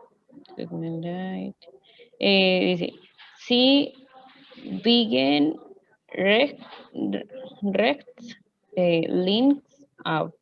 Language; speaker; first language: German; non-native, learner; Spanish